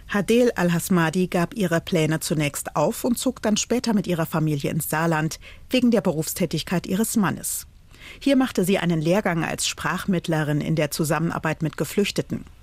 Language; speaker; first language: German; native; German